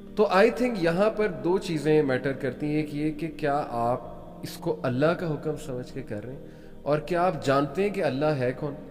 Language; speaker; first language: Urdu; native; Urdu